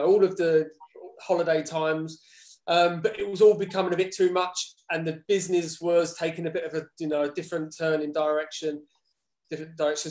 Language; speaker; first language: English; native; English